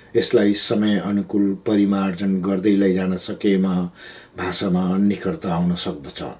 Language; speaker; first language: Nepali; non-native, local second language; Gurung